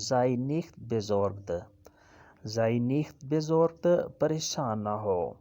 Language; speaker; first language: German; non-native, fluent; Urdu